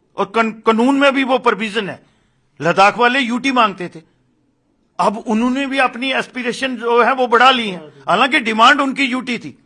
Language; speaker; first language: Hindi; non-native, local second language; Dogri